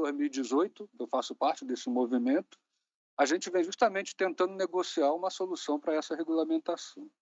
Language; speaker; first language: Portuguese; native; Portuguese